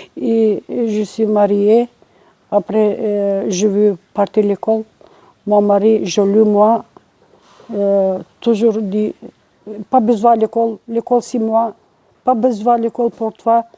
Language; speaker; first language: French; non-native, learner; Turkish